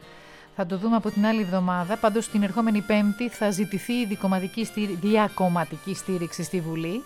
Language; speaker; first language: Greek; native; Greek